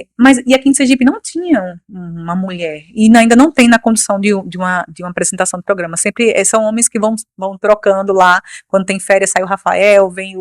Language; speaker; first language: Portuguese; native; Portuguese